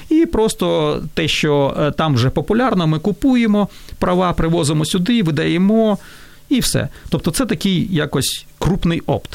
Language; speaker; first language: Ukrainian; non-native, local second language; Russian